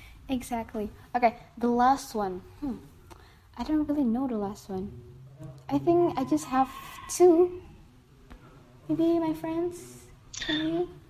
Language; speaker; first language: English; non-native, fluent; Indonesian